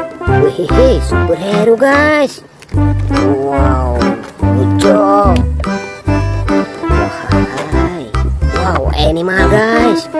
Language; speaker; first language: English; non-native, learner; Indonesian